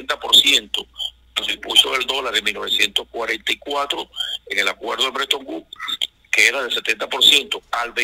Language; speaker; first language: Spanish; native; Spanish